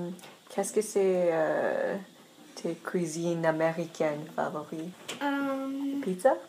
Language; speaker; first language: French; non-native, learner; English